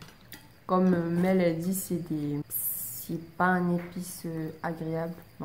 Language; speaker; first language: French; native; French